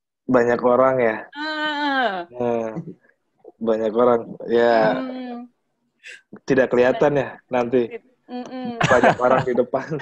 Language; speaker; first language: Indonesian; non-native, learner; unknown